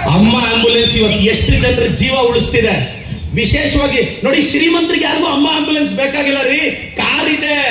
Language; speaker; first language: Kannada; native; Kannada